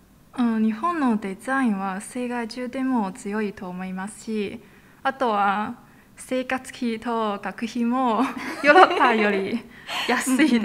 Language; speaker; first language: Japanese; non-native, fluent; Chinese